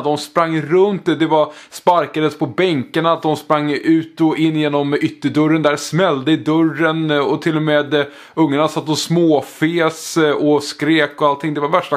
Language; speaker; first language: Swedish; native; Swedish